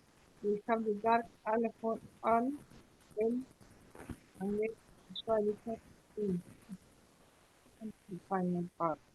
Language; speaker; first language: English; non-native, learner; Spanish